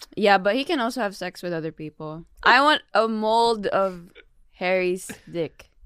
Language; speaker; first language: English; non-native, local second language; Filipino